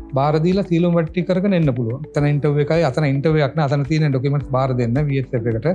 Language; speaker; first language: Sinhala; native; Sinhala